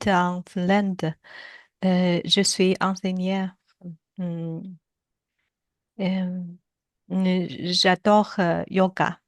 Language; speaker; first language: French; non-native, learner; Chinese